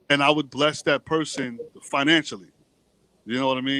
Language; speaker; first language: English; native; English